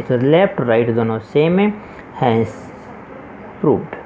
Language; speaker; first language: Hindi; native; Hindi